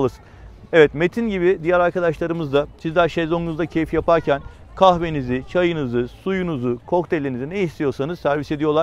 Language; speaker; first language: Turkish; native; Turkish